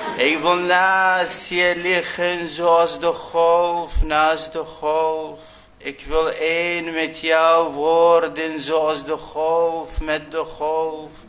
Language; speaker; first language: Dutch; non-native, fluent; Arabic